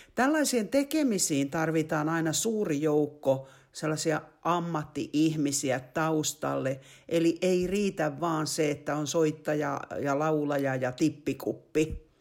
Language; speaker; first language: Finnish; native; Finnish